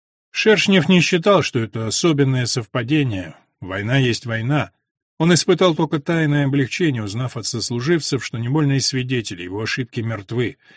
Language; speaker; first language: Russian; native; Russian